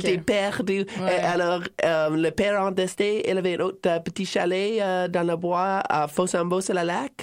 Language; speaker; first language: French; non-native, fluent; English